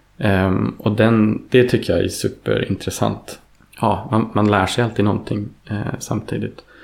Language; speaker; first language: Swedish; early bilingual, heritage; Swedish